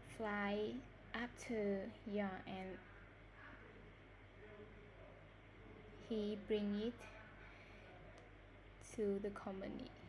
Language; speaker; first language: English; non-native, learner; Vietnamese